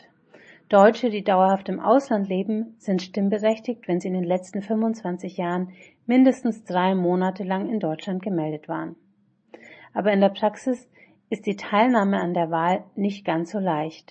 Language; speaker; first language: German; native; German